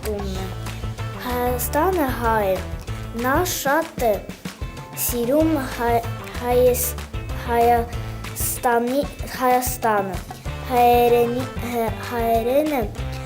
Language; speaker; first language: Armenian; early bilingual, heritage; Armenian